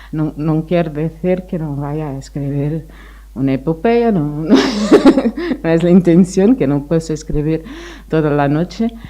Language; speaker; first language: Spanish; non-native, fluent; Portuguese